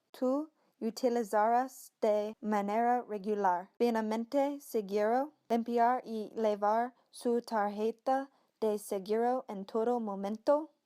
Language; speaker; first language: Spanish; non-native, learner; English